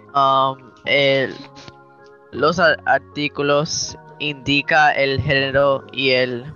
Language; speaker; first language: Spanish; early bilingual, heritage; Spanish